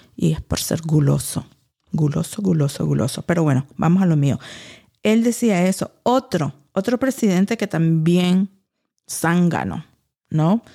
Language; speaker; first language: Spanish; early bilingual, heritage; Spanish